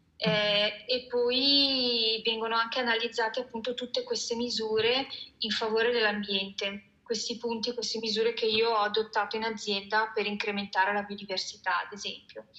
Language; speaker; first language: Italian; native; Italian